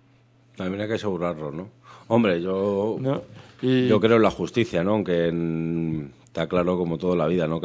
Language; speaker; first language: Spanish; native; Spanish